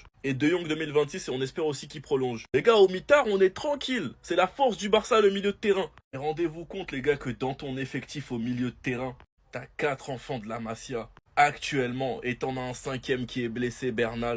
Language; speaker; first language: French; native; French